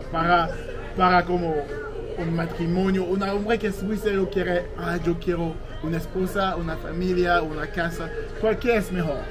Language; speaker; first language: Spanish; non-native, learner; English